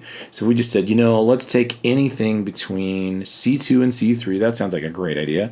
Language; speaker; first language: English; native; English